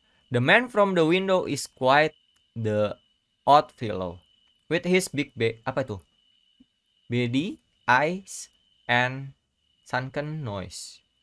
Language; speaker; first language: English; non-native, learner; Indonesian